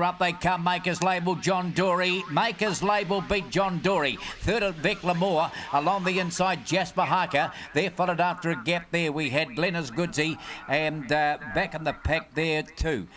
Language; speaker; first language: English; native; English